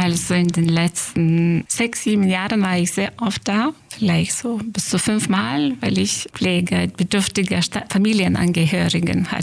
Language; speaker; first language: German; non-native, fluent; Lithuanian